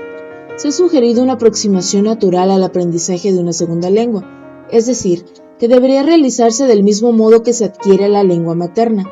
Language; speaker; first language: Spanish; native; Spanish